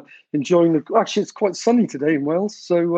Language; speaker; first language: English; native; English